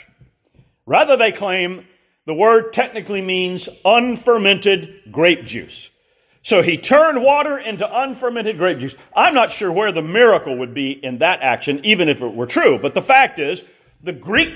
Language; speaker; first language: English; native; English